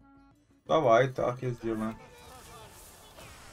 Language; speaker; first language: Russian; native; Russian